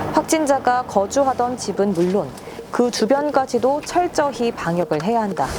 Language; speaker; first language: Korean; native; Korean